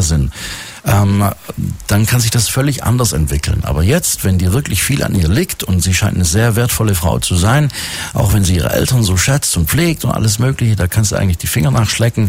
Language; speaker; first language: German; native; German